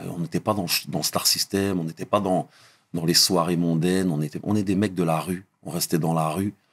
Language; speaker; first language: French; early bilingual, other home language; Arabic